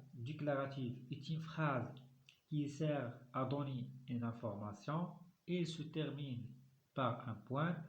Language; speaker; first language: French; non-native, local second language; Arabic